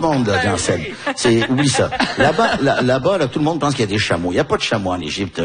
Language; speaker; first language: French; early bilingual, other home language; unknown